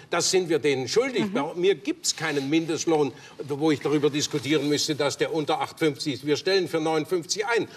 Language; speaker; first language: German; native; German